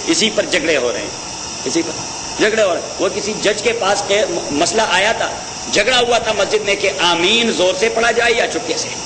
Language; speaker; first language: Urdu; non-native, local second language; Pashto